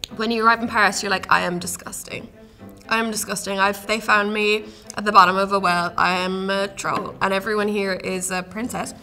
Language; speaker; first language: English; native; English